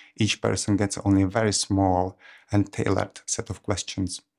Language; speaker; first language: English; non-native, fluent; Czech